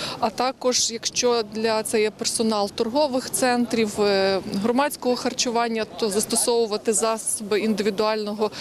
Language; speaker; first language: Ukrainian; native; Ukrainian